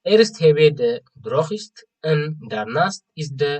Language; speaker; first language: Dutch; non-native, fluent; Tigrinya